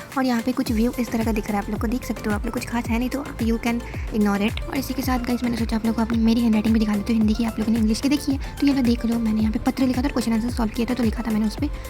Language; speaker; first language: Hindi; native; Hindi